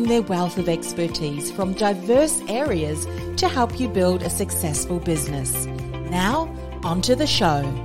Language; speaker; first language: English; native; English